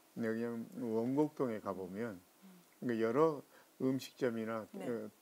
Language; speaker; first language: Korean; native; Korean